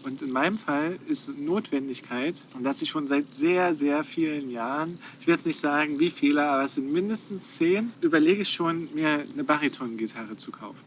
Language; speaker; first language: German; native; German